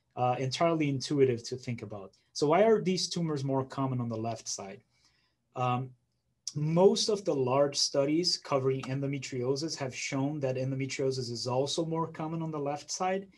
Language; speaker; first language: English; non-native, fluent; Portuguese